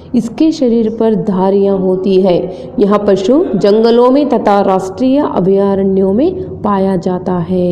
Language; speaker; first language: Hindi; non-native, local second language; Kannada